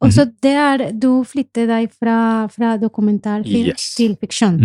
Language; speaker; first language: Norwegian; non-native, fluent; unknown